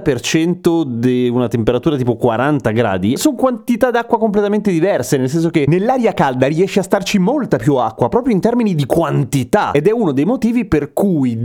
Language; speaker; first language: Italian; native; Italian